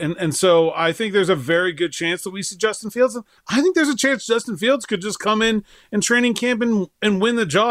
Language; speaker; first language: English; native; English